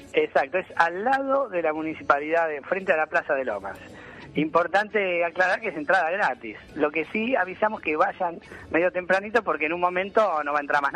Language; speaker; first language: Spanish; native; Spanish